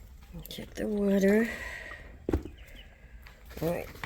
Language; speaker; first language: English; native; English